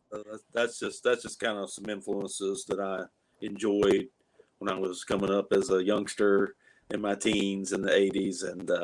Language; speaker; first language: English; native; English